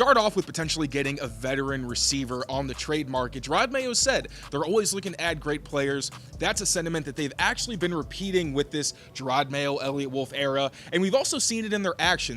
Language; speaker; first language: English; native; English